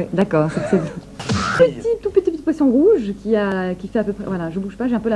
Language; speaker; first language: French; native; French